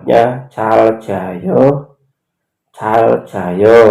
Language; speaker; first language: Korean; non-native, fluent; Indonesian